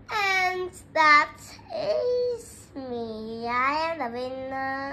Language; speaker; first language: English; non-native, learner; Vietnamese